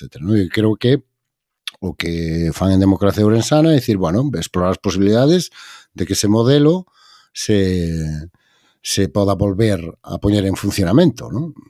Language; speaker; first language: Galician; native; Galician